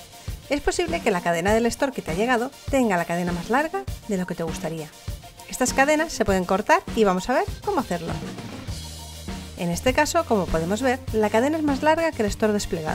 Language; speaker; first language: Spanish; native; Spanish